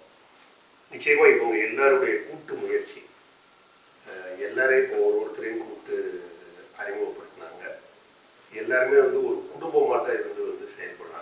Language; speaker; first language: Tamil; native; Tamil